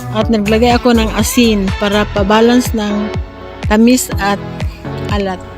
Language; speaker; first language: Filipino; non-native, local second language; Cebuano